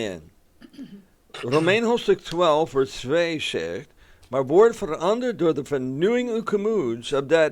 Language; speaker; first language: Dutch; non-native, fluent; English